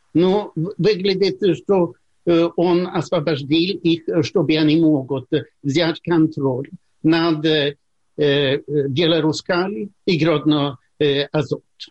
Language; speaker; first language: Russian; non-native, fluent; Swedish